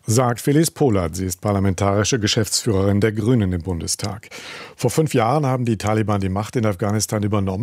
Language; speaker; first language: German; native; German